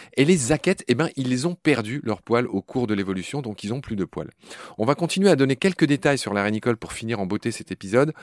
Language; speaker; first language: French; native; French